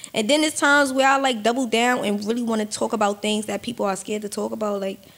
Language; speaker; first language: English; native; English